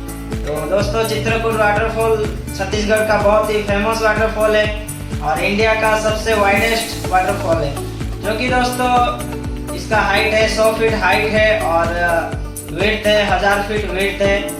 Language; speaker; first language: Hindi; native; Hindi